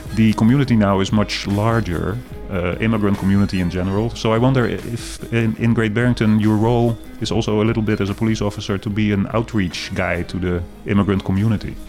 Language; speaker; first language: English; non-native, fluent; Dutch